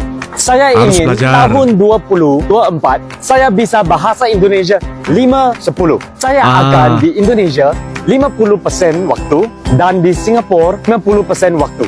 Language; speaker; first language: Indonesian; non-native, learner; English